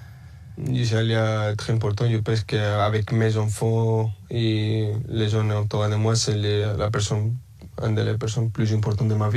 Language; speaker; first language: French; early bilingual, other home language; Spanish